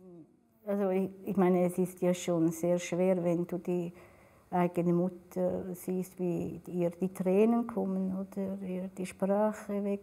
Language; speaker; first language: German; early bilingual, other home language; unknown